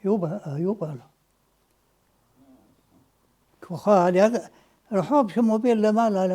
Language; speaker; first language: Hebrew; non-native, fluent; Ladino